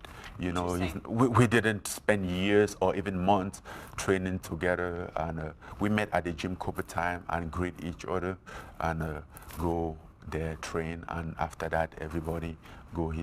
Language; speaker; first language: English; non-native, fluent; French